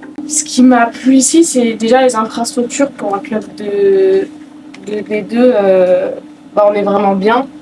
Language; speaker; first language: French; native; French